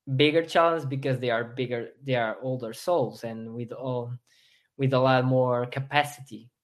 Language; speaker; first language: English; non-native, fluent; Portuguese